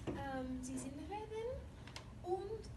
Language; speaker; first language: German; non-native, learner; Catalan